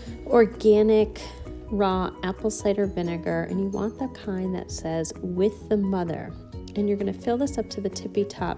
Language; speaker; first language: English; native; English